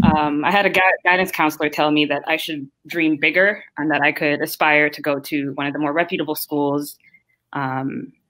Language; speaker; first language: English; early bilingual, other home language; Haitian Creole